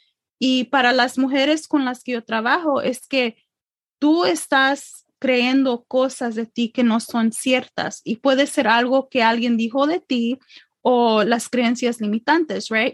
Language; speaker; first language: Spanish; early bilingual, heritage; English